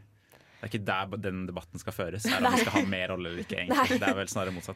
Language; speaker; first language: Norwegian; native; Norwegian